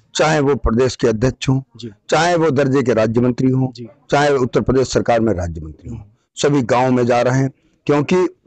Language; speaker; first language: Hindi; native; Hindi